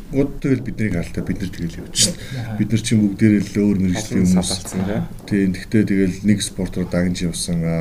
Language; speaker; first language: Mongolian; native; Mongolian